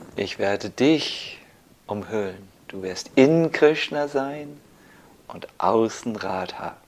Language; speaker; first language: German; native; German